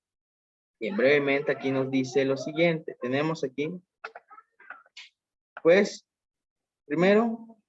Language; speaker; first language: Spanish; native; Spanish